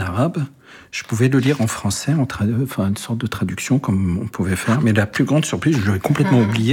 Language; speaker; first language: French; early bilingual, other home language; Arabic